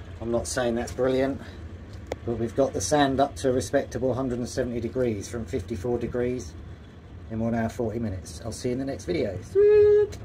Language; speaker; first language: English; native; English